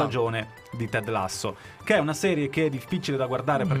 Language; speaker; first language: Italian; native; Italian